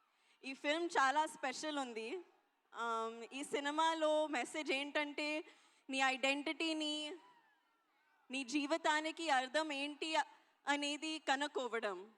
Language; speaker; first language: Telugu; non-native, learner; Hindi